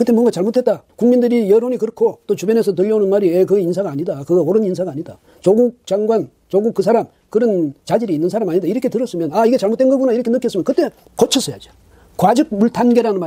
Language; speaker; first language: Korean; native; Korean